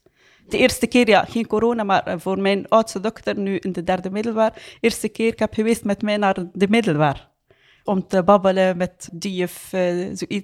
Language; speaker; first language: Dutch; non-native, learner; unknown